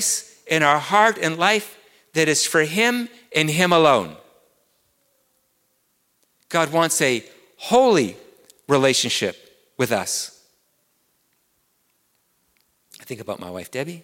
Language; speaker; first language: English; native; English